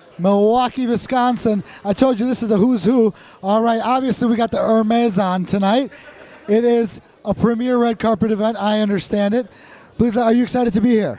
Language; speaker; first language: English; early bilingual, other home language; Russian